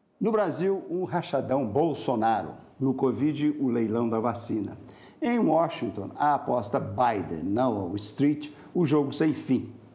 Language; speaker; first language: Portuguese; native; Portuguese